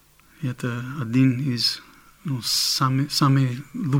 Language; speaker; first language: Russian; non-native, fluent; English